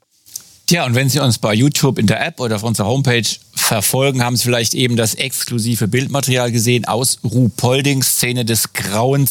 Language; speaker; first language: German; native; German